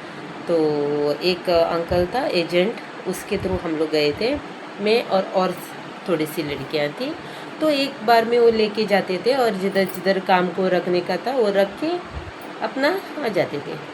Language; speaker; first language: Hindi; non-native, local second language; Konkani